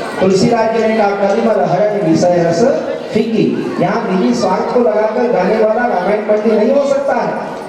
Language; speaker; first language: Hindi; non-native, local second language; Chhattisgarhi